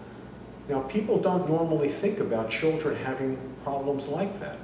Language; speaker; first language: English; native; English